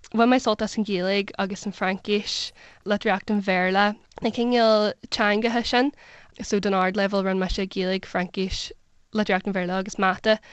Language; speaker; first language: Irish; non-native, local second language; English